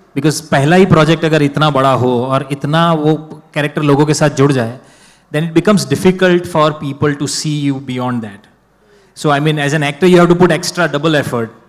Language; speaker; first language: Hindi; non-native, local second language; Gujarati